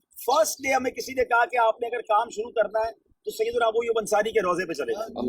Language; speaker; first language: Urdu; native; Urdu